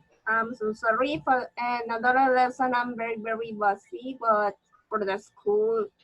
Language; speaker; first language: English; non-native, learner; Spanish